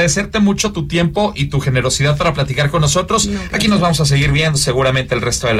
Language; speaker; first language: Spanish; native; Spanish